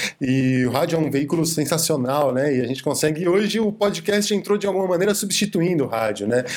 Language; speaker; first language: Portuguese; native; Portuguese